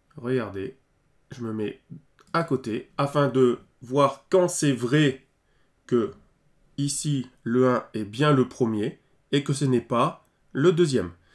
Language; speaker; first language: French; native; French